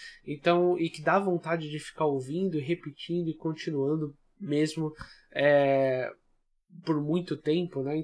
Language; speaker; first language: Portuguese; native; Portuguese